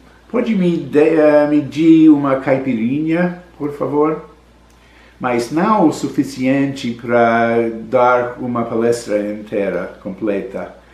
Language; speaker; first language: Portuguese; non-native, learner; English